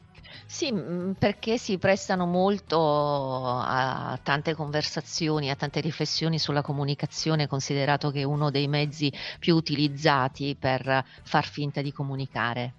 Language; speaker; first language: Italian; native; Italian